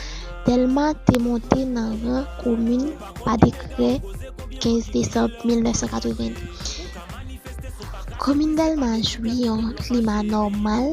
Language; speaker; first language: French; non-native, learner; Haitian Creole